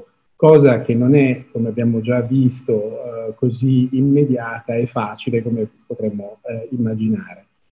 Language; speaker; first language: Italian; native; Italian